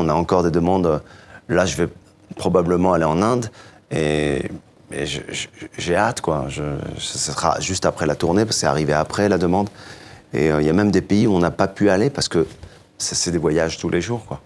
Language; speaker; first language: French; native; French